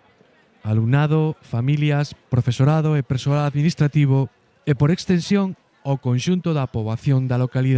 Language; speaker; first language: Galician; native; Galician